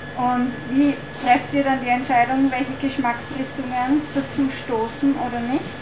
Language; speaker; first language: German; native; German